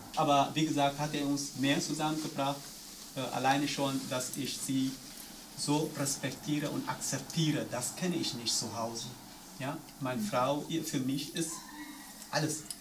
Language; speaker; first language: German; non-native, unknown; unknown